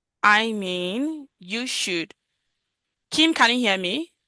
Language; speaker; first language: English; non-native, fluent; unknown